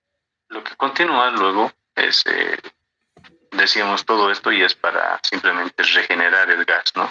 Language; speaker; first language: Spanish; native; Spanish